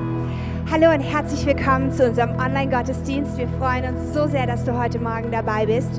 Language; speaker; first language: German; native; German